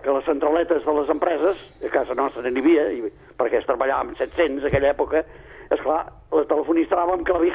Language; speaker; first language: Catalan; native; Catalan